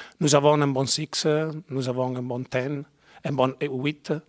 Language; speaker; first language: French; non-native, learner; Spanish